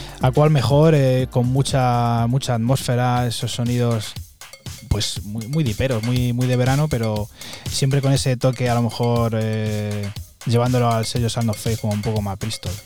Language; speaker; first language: Spanish; native; Spanish